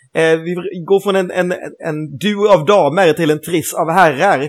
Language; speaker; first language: Swedish; native; Swedish